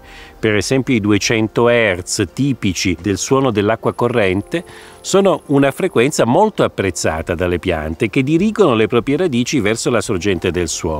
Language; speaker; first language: Italian; native; Italian